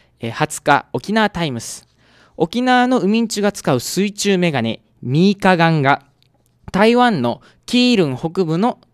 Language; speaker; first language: Japanese; native; Japanese